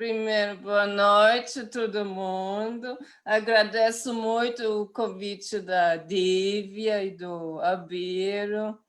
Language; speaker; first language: Portuguese; non-native, fluent; German